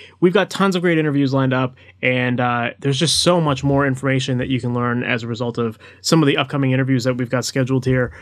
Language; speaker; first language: English; native; English